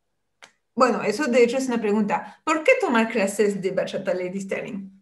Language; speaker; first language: Spanish; non-native, fluent; French